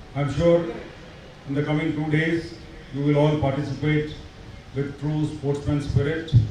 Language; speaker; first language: English; non-native, local second language; Telugu